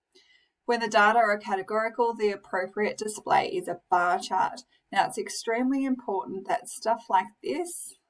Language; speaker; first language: English; native; English